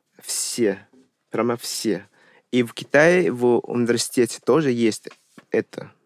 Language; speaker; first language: Russian; non-native, fluent; Chinese